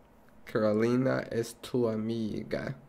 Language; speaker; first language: Spanish; non-native, learner; English